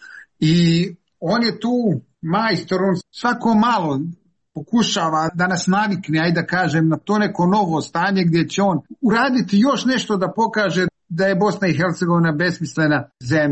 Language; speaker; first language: Serbian; native; Serbian